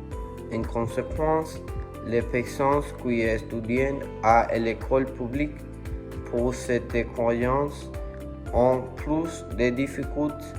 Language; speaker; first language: French; non-native, learner; Spanish